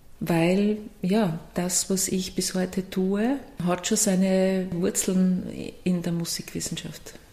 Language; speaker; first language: German; native; German